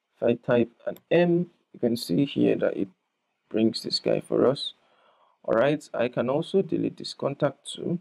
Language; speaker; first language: English; non-native, local second language; Yoruba